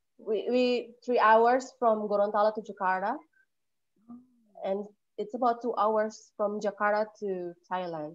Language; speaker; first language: English; non-native, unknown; Indonesian